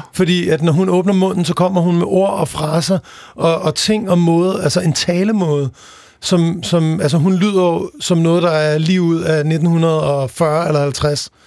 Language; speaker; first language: Danish; native; Danish